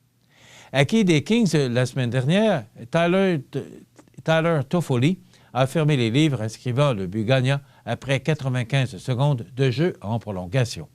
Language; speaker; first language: French; native; French